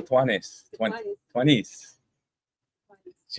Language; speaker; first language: Spanish; non-native, learner; English